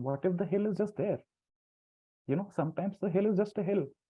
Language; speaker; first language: English; non-native, local second language; Hindi